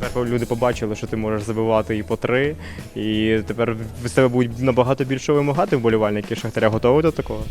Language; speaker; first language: Ukrainian; native; Ukrainian